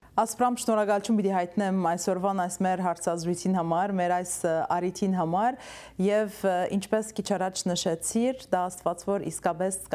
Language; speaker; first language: Armenian; early bilingual, heritage; Armenian